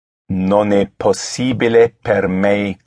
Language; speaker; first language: Italian; non-native, learner; English